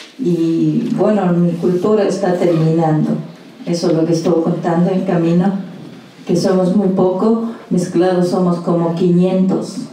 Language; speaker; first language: Spanish; non-native, local second language; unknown